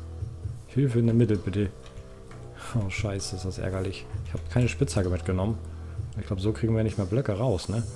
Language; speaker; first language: German; native; German